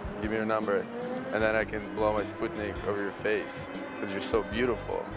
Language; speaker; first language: English; early bilingual, other home language; Russian